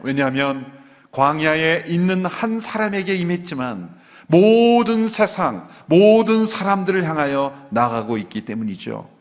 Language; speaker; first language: Korean; native; Korean